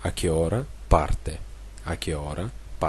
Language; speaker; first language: Italian; non-native, fluent; Russian